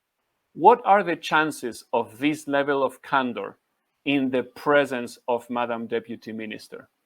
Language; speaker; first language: English; non-native, fluent; Spanish